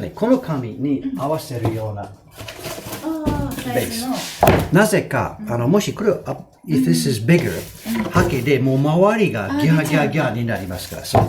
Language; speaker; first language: Japanese; non-native, fluent; English